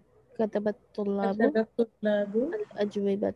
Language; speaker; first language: Arabic; non-native, learner; Urdu